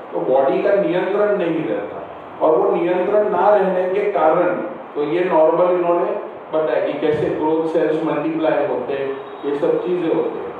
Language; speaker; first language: Hindi; non-native, local second language; Marathi